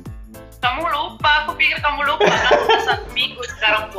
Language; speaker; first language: Indonesian; early bilingual, heritage; German